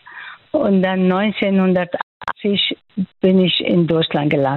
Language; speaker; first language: German; non-native, fluent; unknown